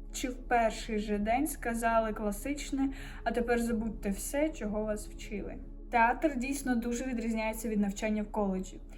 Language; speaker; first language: Ukrainian; native; Ukrainian